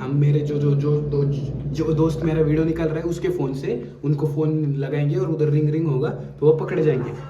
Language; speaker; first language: Hindi; non-native, local second language; Marathi